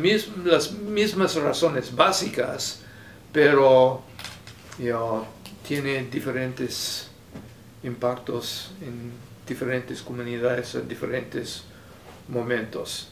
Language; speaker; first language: Spanish; non-native, fluent; English